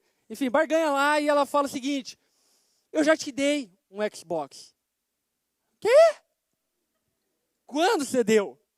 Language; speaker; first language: Portuguese; native; Portuguese